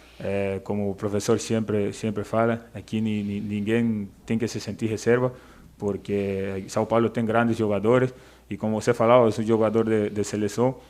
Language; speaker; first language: Portuguese; non-native, fluent; Spanish